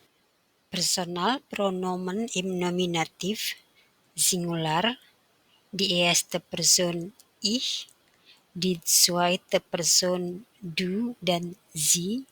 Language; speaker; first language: German; non-native, fluent; Indonesian